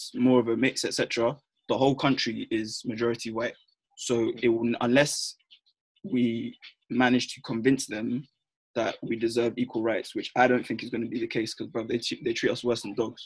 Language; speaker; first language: English; native; English